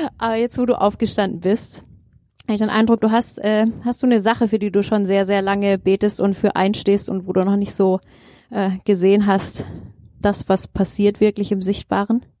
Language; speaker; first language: German; native; German